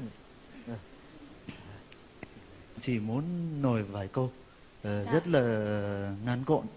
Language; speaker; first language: Vietnamese; non-native, fluent; Turkish